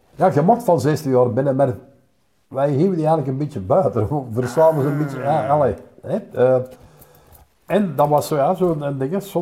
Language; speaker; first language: Dutch; native; Dutch